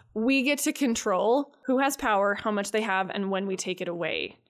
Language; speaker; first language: English; native; English